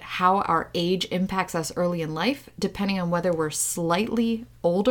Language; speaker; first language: English; early bilingual, other home language; Russian